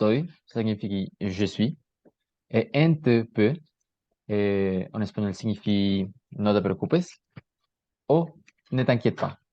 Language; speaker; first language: French; non-native, learner; Spanish